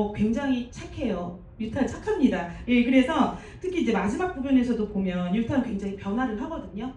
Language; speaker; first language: Korean; native; Korean